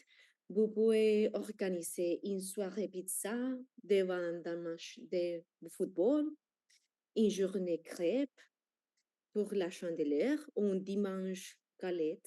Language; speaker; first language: French; non-native, fluent; Spanish